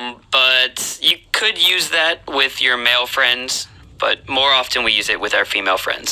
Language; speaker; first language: English; native; English